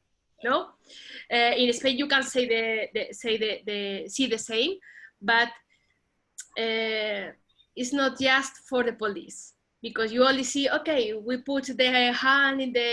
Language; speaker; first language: English; non-native, learner; Spanish